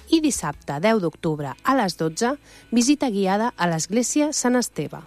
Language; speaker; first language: Catalan; native; Catalan